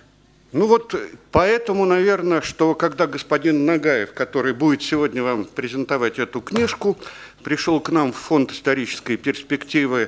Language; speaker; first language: Russian; native; Russian